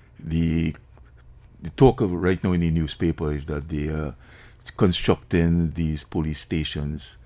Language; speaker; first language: English; native; English